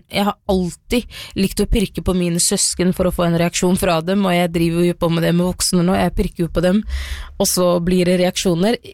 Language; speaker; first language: Norwegian; early bilingual, other home language; Somali